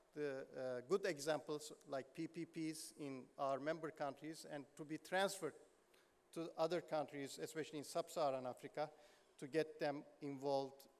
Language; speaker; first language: English; non-native, fluent; Turkish